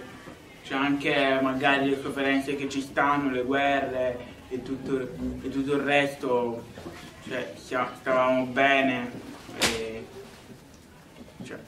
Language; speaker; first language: Italian; early bilingual, other home language; Lingala